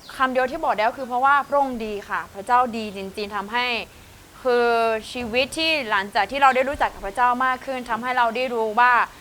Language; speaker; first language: Thai; non-native, local second language; Akha